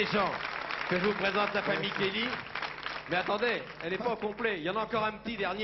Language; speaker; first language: French; native; French